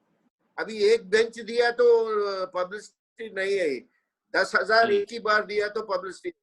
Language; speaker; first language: Hindi; non-native, local second language; Telugu